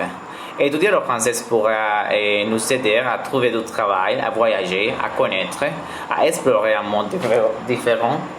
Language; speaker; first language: French; non-native, learner; Spanish